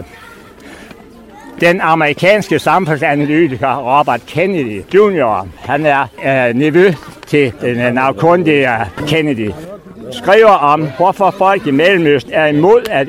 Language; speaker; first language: Danish; native; Danish